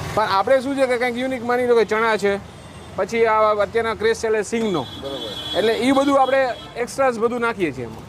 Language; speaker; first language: Gujarati; native; Gujarati